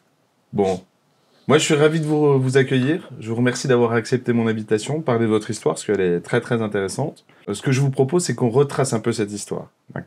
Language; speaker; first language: French; native; French